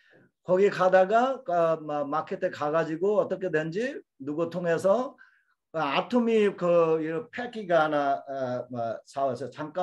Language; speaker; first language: Korean; non-native, fluent; Bangla